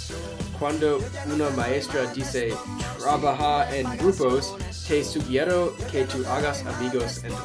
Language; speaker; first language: Spanish; non-native, learner; English